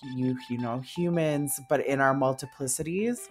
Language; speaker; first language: English; native; English